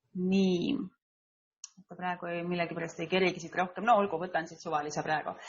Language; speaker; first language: Estonian; native; Estonian